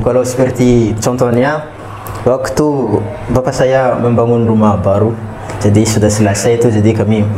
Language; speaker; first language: Indonesian; non-native, learner; Malagasy